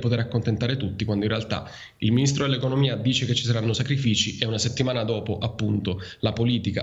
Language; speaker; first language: Italian; native; Italian